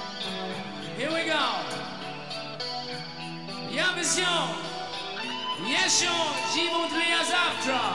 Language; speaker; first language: Russian; non-native, learner; German